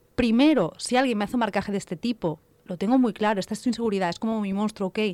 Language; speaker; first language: Spanish; native; Spanish